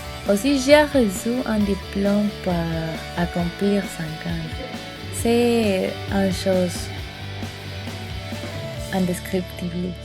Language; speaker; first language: French; non-native, learner; Spanish